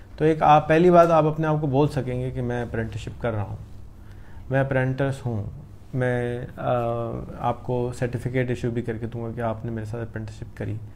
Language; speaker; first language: Urdu; native; Urdu